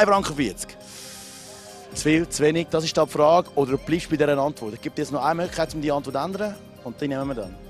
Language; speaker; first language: German; native; German